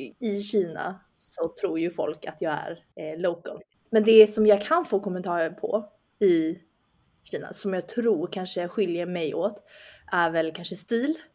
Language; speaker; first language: Swedish; early bilingual, other home language; Chinese